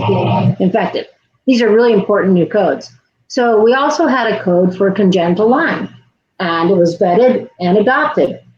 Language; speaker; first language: English; native; English